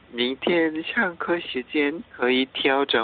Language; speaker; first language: Chinese; non-native, learner; Korean